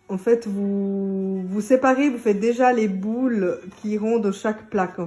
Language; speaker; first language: French; native; French